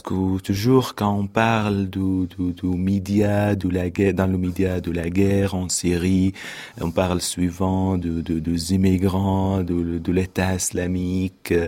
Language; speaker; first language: French; non-native, fluent; Arabic